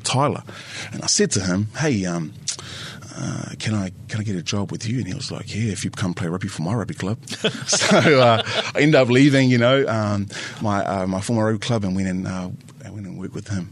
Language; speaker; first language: English; native; English